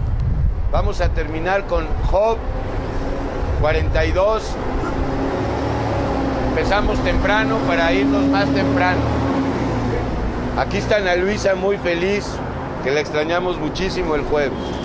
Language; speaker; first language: Spanish; native; Spanish